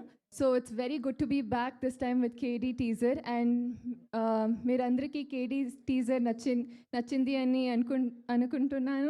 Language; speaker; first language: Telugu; non-native, learner; Kannada